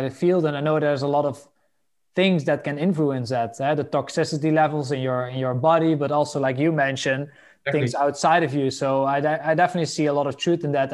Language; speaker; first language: English; non-native, fluent; Dutch